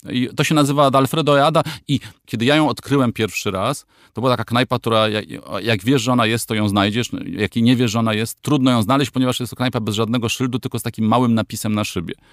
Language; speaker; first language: Polish; native; Polish